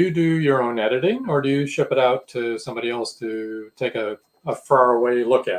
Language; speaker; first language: English; native; English